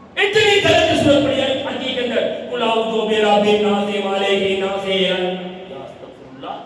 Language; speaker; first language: Urdu; non-native, local second language; Gujarati